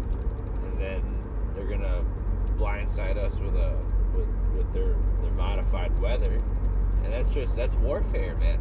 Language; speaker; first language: English; native; English